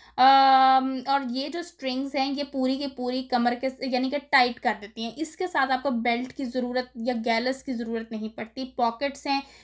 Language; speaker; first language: Urdu; native; Urdu